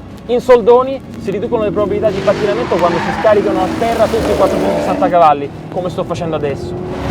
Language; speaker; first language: Italian; native; Italian